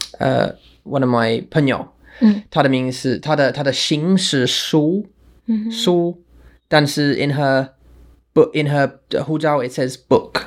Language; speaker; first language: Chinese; non-native, learner; English